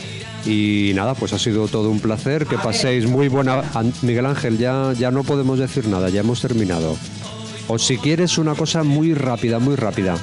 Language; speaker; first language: Spanish; native; Spanish